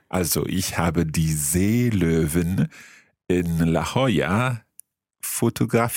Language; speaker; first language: German; non-native, learner; English